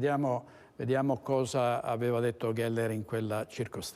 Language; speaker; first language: Italian; native; Italian